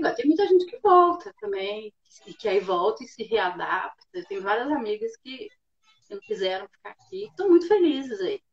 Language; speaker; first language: Portuguese; native; Portuguese